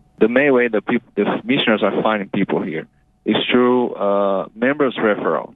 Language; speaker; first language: English; non-native, fluent; Portuguese